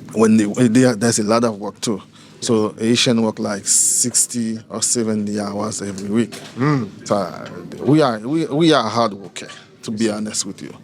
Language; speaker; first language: English; non-native, learner; Haitian Creole